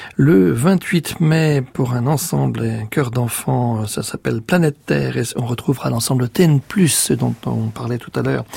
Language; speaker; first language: French; native; French